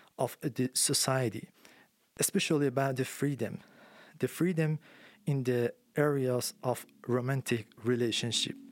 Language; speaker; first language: English; non-native, fluent; Persian